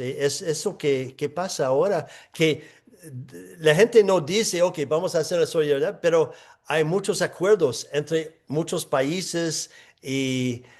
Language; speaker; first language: Spanish; non-native, fluent; English